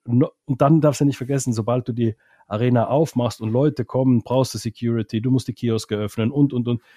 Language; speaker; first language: German; non-native, fluent; Finnish